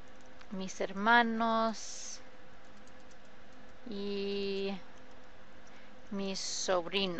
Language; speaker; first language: Spanish; non-native, fluent; English